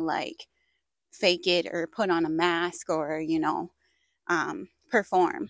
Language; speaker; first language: English; native; English